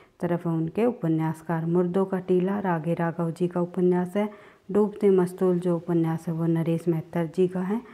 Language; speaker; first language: Hindi; native; Hindi